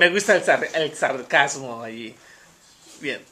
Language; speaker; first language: Spanish; non-native, fluent; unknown